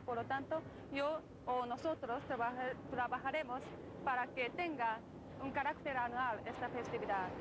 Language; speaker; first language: Spanish; non-native, fluent; Japanese